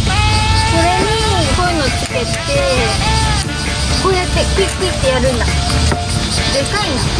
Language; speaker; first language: Japanese; native; Japanese